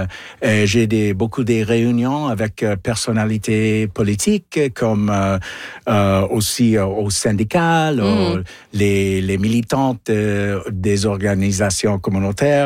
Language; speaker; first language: French; non-native, local second language; English